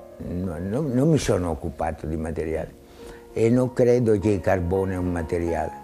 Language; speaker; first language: Italian; non-native, fluent; Greek